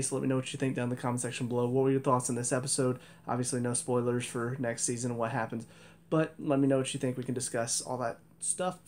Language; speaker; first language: English; native; English